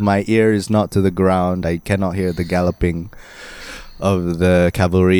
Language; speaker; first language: English; non-native, local second language; Malay